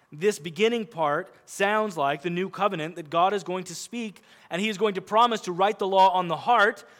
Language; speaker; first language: English; native; English